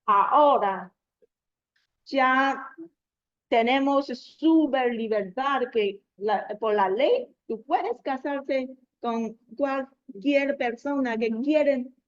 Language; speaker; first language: Spanish; non-native, learner; Chinese